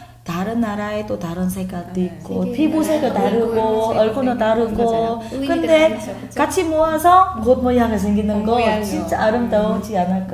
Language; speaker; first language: Korean; non-native, fluent; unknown